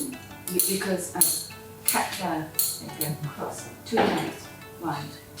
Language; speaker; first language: English; non-native, learner; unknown